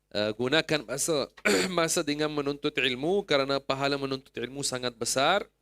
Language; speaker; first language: Malay; non-native, fluent; Arabic